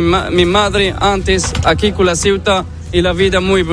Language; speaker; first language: Spanish; non-native, learner; Arabic